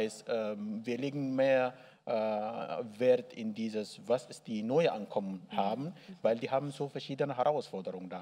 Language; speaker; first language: German; non-native, learner; Arabic